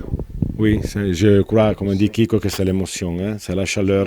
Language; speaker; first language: French; non-native, fluent; Italian